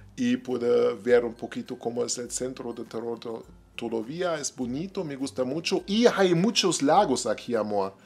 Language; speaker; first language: Spanish; non-native, learner; German